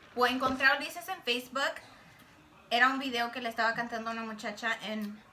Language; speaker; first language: Spanish; early bilingual, other home language; English